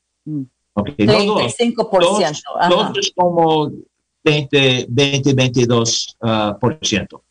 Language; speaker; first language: Spanish; non-native, learner; English